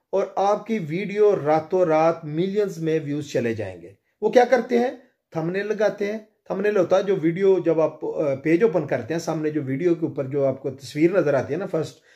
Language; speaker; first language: Urdu; non-native, local second language; Punjabi